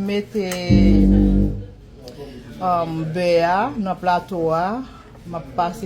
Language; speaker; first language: French; non-native, local second language; Haitian Creole